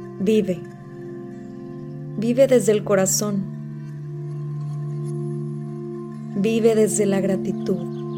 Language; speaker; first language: Spanish; native; Spanish